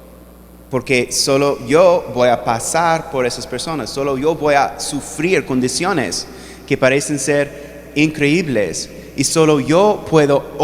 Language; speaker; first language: Spanish; non-native, fluent; English